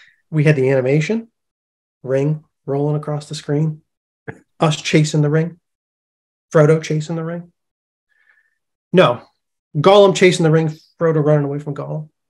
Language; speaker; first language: English; native; English